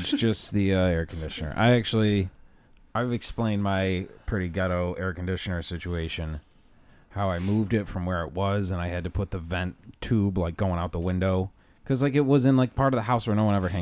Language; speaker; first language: English; native; English